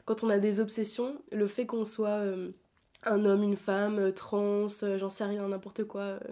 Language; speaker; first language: French; native; French